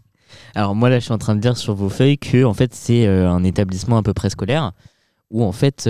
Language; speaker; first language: French; native; French